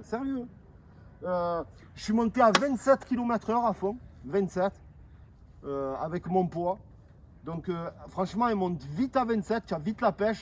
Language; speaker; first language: French; native; French